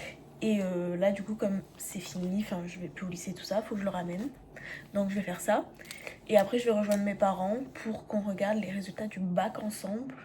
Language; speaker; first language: French; native; French